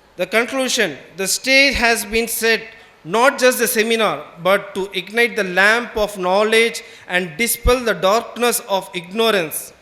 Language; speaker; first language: English; non-native, local second language; Tamil